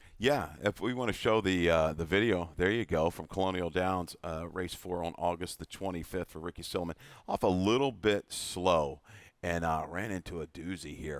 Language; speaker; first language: English; native; English